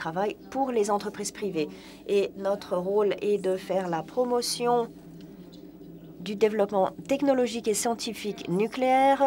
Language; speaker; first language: French; non-native, fluent; Polish